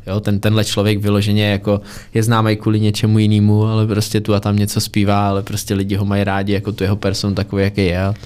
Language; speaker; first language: Czech; native; Czech